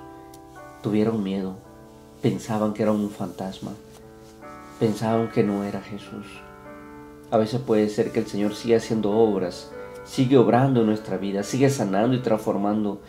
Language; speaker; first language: Spanish; native; Spanish